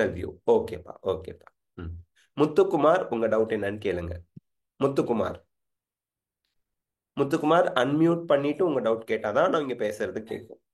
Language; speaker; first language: Tamil; native; Tamil